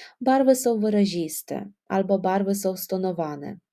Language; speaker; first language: Polish; non-native, fluent; Ukrainian